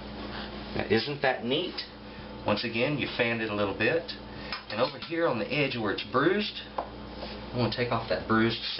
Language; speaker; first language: English; native; English